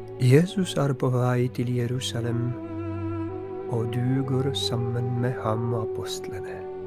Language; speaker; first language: Norwegian; non-native, fluent; Polish